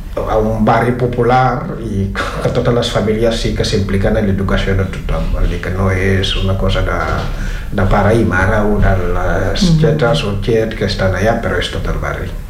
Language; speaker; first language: Catalan; non-native, fluent; Wolof